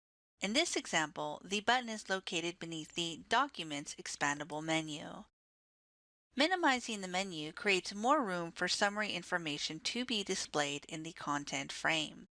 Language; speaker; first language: English; native; English